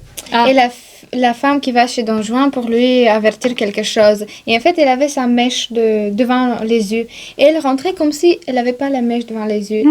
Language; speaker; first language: French; non-native, fluent; Bulgarian